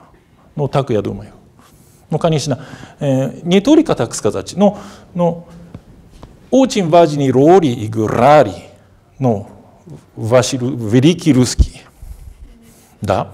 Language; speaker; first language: Russian; non-native, fluent; Japanese